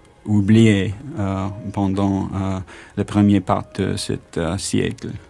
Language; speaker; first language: French; non-native, learner; English